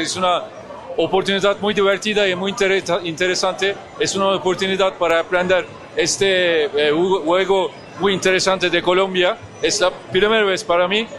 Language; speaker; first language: Spanish; non-native, learner; Turkish